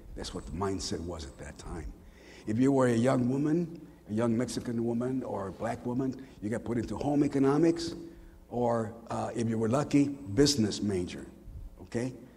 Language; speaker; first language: English; early bilingual, other home language; Spanish